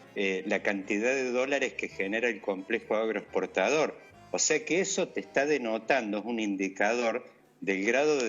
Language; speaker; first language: Spanish; native; Spanish